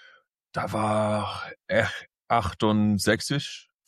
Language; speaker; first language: German; early bilingual, heritage; English